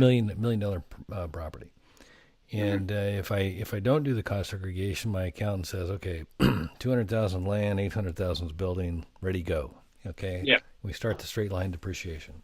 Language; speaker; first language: English; native; English